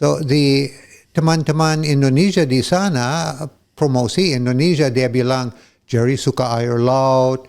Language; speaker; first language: Indonesian; non-native, fluent; English